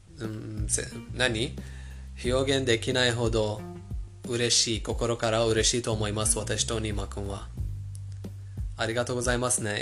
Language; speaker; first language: Japanese; non-native, fluent; Persian